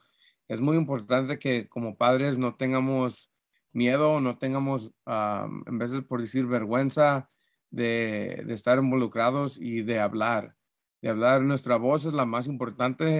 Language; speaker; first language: Spanish; early bilingual, heritage; Spanish